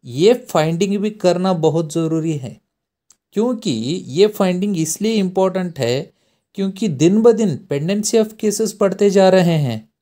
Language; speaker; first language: Hindi; native; Hindi